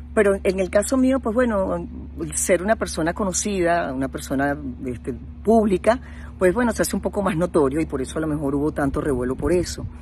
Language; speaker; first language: Spanish; native; Spanish